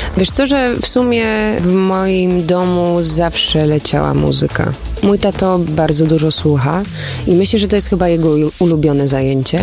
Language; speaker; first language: Polish; native; Polish